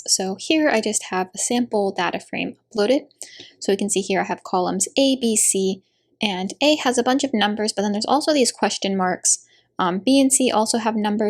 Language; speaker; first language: English; native; English